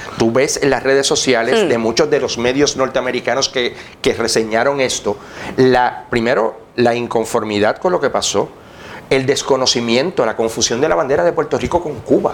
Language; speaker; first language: Spanish; native; Spanish